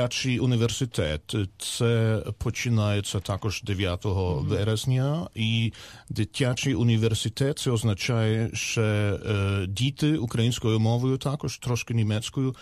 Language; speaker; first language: Ukrainian; non-native, learner; German